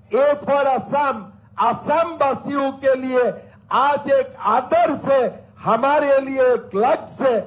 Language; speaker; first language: Hindi; non-native, local second language; Assamese